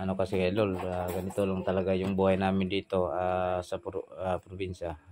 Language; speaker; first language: Filipino; non-native, local second language; Cebuano